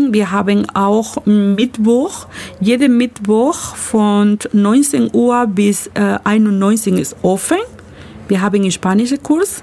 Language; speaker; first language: German; non-native, learner; Spanish